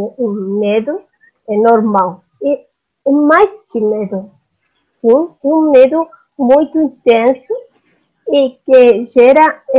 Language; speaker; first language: Portuguese; non-native, learner; Spanish